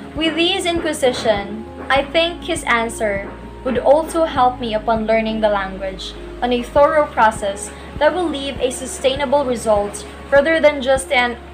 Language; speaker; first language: English; non-native, local second language; Cebuano